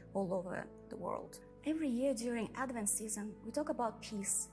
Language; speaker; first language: English; non-native, fluent; Russian